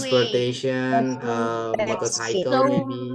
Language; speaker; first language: English; non-native, fluent; Indonesian